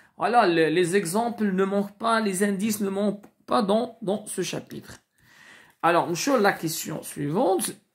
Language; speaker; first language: French; non-native, local second language; Arabic